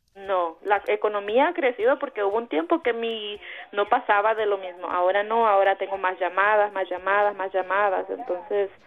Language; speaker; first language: Spanish; native; Spanish